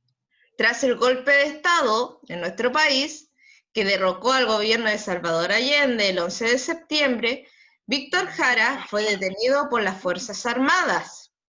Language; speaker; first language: Spanish; native; Spanish